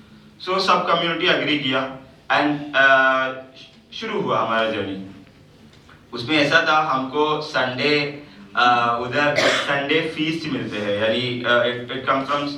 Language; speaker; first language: Hindi; non-native, local second language; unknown